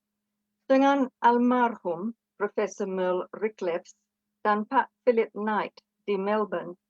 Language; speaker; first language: Indonesian; non-native, fluent; English